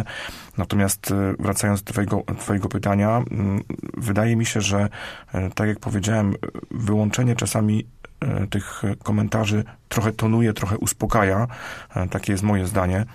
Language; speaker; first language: Polish; native; Polish